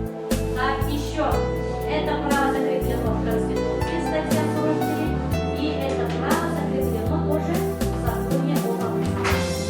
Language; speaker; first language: Russian; non-native, local second language; Yakut